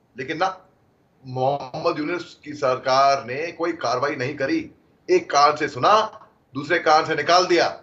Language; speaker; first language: Hindi; native; Hindi